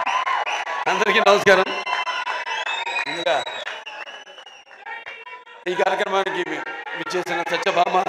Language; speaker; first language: Telugu; native; Telugu